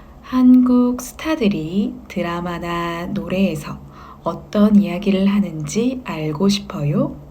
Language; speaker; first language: Korean; native; Korean